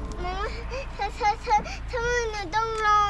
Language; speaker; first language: Thai; early bilingual, heritage; Thai